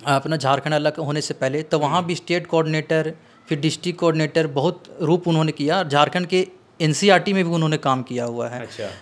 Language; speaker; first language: Hindi; native; Hindi